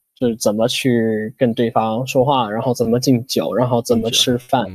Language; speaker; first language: Chinese; non-native, fluent; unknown